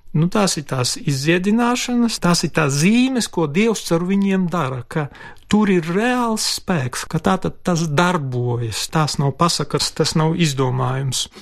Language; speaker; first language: Latvian; non-native, local second language; Polish